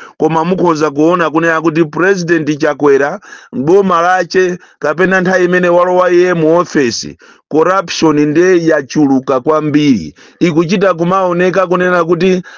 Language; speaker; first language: Nyanja; native; Nyanja